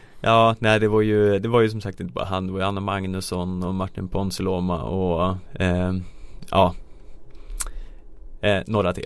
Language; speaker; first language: Swedish; native; Swedish